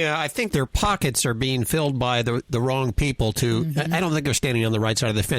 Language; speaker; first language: English; native; English